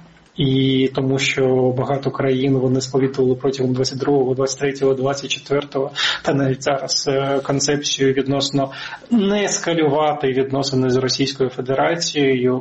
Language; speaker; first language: Ukrainian; native; Ukrainian